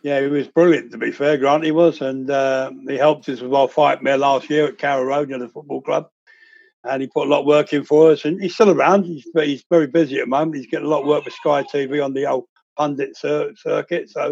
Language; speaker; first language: English; native; English